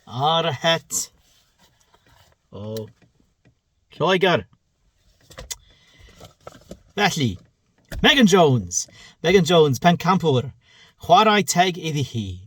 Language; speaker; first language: Welsh; non-native, learner; English